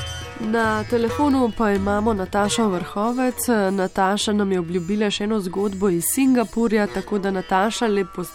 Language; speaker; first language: Slovenian; native; Slovenian